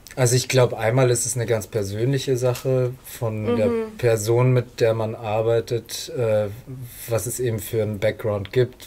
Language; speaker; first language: German; native; German